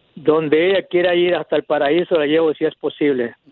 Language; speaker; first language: Spanish; native; Spanish